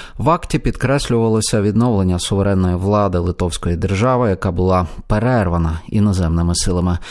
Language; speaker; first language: Ukrainian; native; Ukrainian